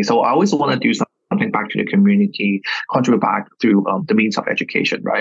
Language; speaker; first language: English; non-native, local second language; Cantonese